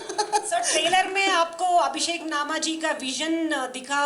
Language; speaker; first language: Hindi; non-native, local second language; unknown